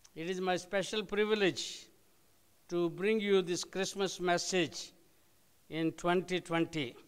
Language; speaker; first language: English; non-native, local second language; Telugu